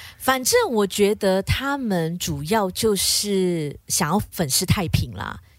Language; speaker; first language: Chinese; native; Chinese